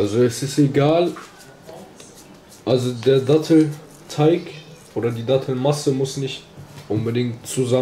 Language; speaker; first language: German; early bilingual, other home language; Turkish